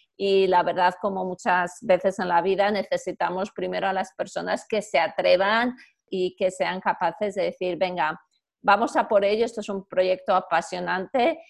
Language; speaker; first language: Spanish; native; Spanish